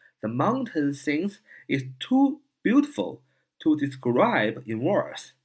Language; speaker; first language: English; non-native, fluent; Chinese